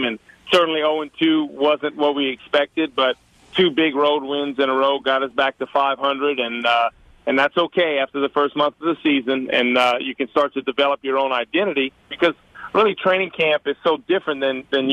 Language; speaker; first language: English; native; English